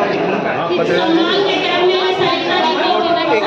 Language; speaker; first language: Hindi; native; Hindi